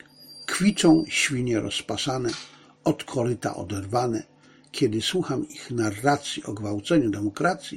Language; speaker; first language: Polish; native; Polish